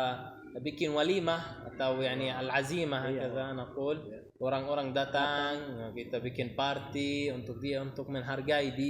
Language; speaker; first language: Indonesian; non-native, learner; Arabic